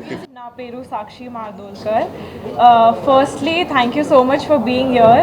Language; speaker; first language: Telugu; non-native, learner; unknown